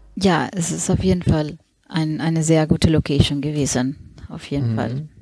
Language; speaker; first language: German; non-native, fluent; Spanish